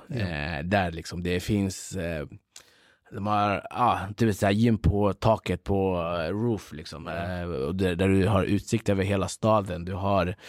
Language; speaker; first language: Swedish; early bilingual, other home language; Central Kurdish